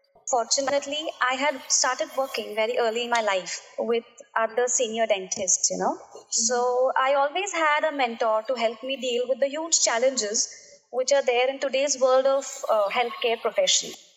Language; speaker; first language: English; non-native, local second language; Marathi